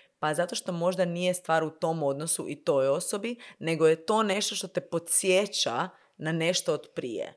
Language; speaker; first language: Croatian; native; Croatian